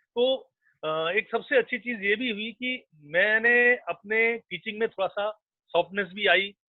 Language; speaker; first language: Hindi; native; Hindi